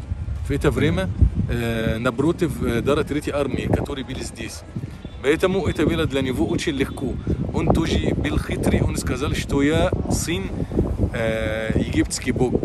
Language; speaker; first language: Russian; non-native, local second language; Arabic